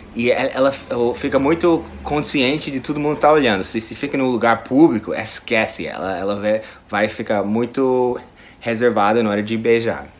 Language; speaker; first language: Portuguese; non-native, fluent; English